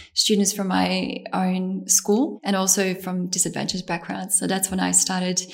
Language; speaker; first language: English; early bilingual, other home language; Bosnian